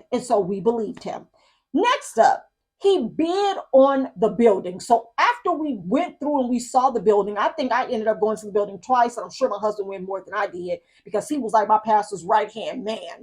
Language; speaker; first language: English; native; English